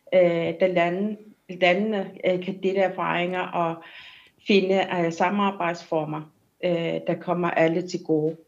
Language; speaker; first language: Danish; non-native, local second language; Kalaallisut